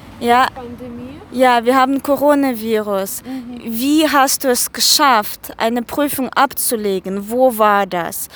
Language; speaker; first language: German; non-native, fluent; Russian